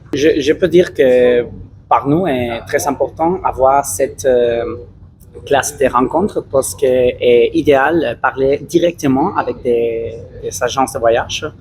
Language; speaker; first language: French; non-native, learner; Spanish